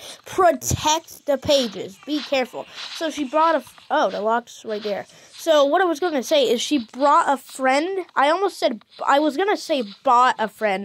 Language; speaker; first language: English; native; English